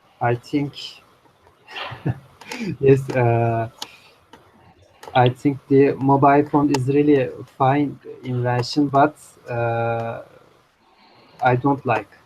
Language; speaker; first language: English; non-native, learner; Turkish